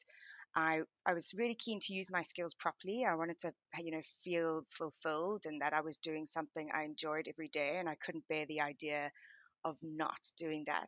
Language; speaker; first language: English; native; English